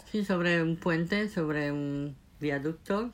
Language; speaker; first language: Spanish; non-native, fluent; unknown